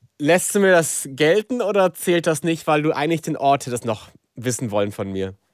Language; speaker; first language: German; native; German